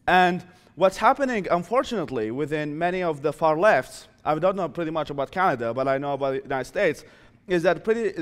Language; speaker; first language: English; non-native, fluent; Arabic